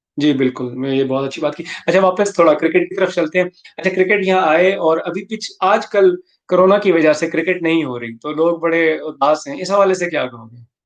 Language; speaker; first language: Urdu; native; Urdu